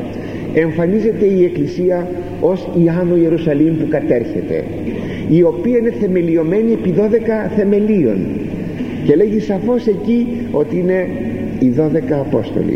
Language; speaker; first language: Greek; native; Greek